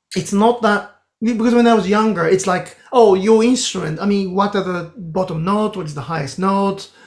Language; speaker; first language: English; non-native, fluent; Japanese